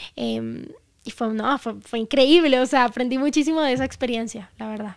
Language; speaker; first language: Spanish; native; Spanish